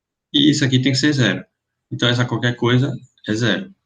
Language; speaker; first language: Portuguese; native; Portuguese